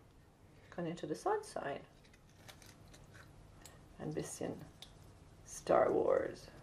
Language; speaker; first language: German; non-native, fluent; English